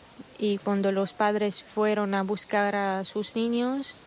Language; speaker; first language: Spanish; non-native, fluent; Arabic